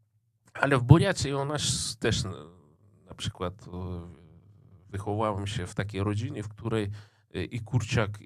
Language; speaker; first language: Polish; non-native, fluent; Russian